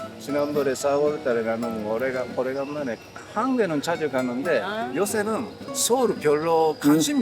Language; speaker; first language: Korean; non-native, fluent; Japanese